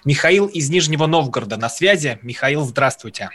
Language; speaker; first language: Russian; native; Russian